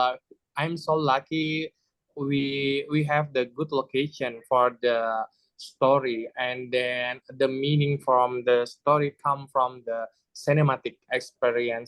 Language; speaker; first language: English; non-native, learner; Indonesian